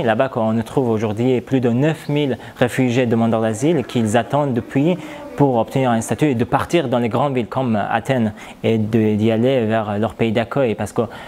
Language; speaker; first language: French; non-native, learner; Persian